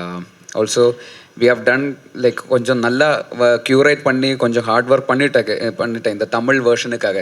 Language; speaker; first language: Tamil; non-native, learner; Malayalam